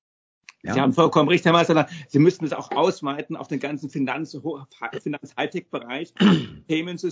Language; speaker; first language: German; native; German